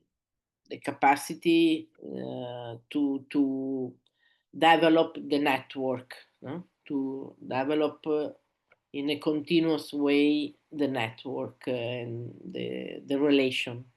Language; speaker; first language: English; non-native, learner; Italian